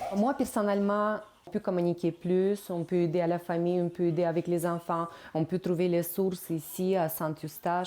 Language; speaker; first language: French; non-native, learner; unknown